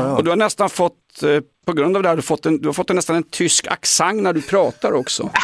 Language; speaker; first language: Swedish; native; Swedish